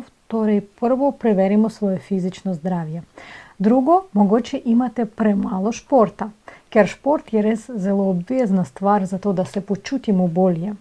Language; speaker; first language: Slovenian; non-native, fluent; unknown